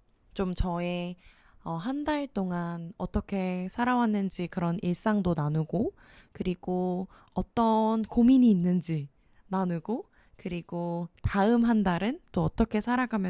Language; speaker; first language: Korean; native; Korean